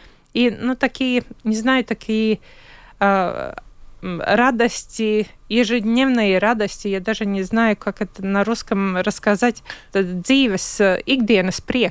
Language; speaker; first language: Russian; non-native, local second language; Latvian